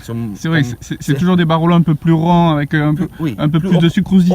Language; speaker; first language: French; native; French